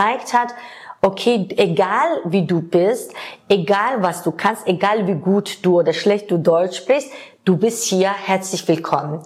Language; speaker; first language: German; non-native, fluent; Georgian